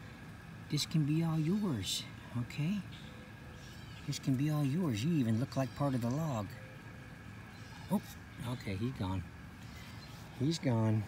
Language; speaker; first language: English; native; English